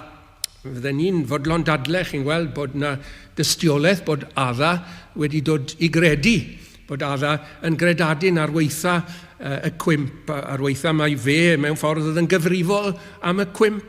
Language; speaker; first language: Welsh; native; Welsh